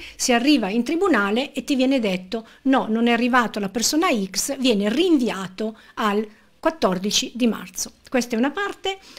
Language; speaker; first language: Italian; native; Italian